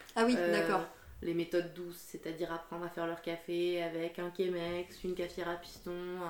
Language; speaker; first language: French; native; French